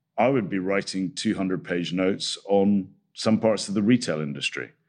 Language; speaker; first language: English; native; English